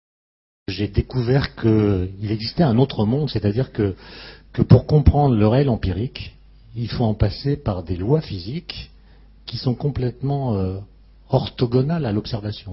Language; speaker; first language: French; native; French